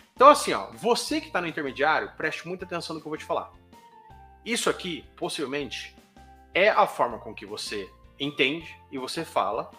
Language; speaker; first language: Portuguese; native; Portuguese